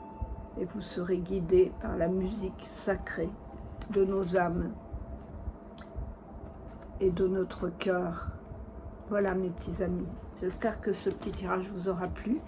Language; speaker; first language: French; native; French